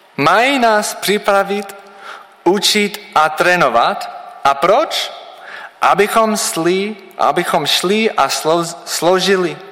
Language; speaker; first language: Czech; non-native, learner; English